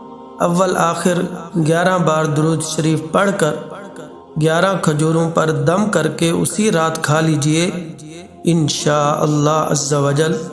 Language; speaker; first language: Urdu; native; Urdu